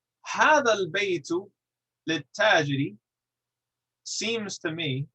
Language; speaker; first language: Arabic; non-native, fluent; English